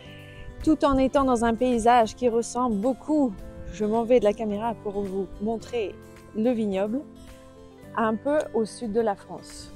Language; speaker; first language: French; native; French